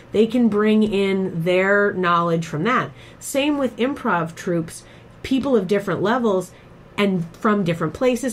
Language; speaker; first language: English; native; English